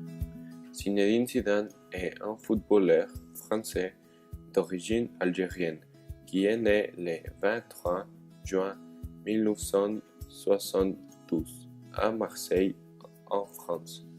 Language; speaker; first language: French; non-native, learner; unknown